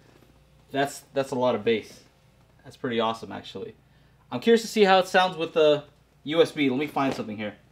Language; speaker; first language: English; native; English